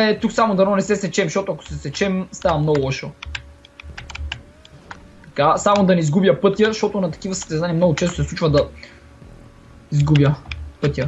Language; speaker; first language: Bulgarian; native; Bulgarian